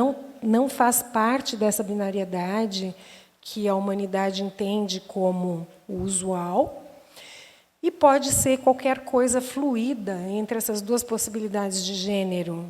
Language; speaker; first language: Portuguese; native; Portuguese